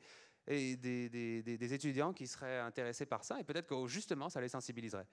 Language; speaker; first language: French; native; French